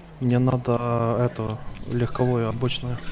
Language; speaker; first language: Russian; native; Russian